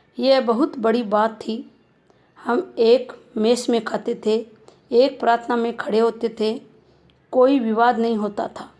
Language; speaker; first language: Hindi; native; Hindi